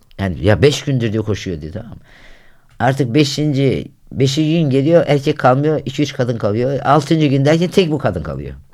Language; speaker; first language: Turkish; native; Turkish